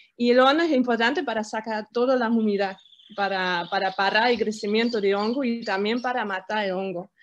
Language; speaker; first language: Spanish; non-native, fluent; German